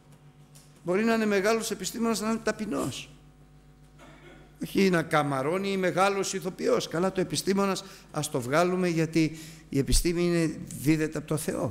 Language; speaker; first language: Greek; native; Greek